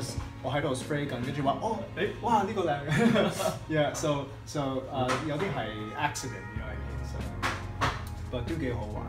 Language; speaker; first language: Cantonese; early bilingual, heritage; English